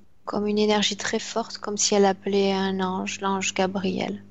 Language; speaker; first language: French; native; French